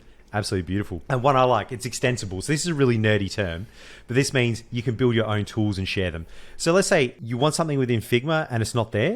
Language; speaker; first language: English; native; English